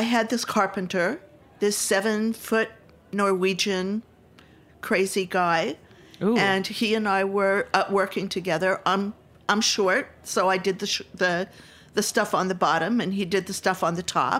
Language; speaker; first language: English; native; English